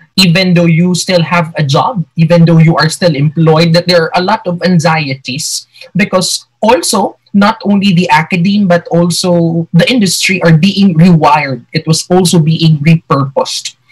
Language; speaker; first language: English; non-native, local second language; Hiligaynon